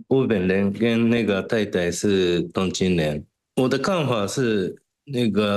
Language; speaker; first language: Chinese; non-native, learner; Japanese